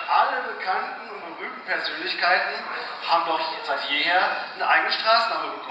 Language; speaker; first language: German; native; German